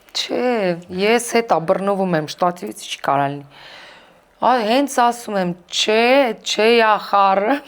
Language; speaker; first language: Armenian; early bilingual, heritage; Armenian